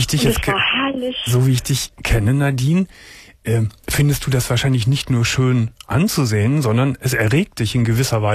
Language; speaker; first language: German; native; German